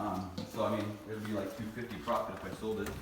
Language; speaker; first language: English; native; English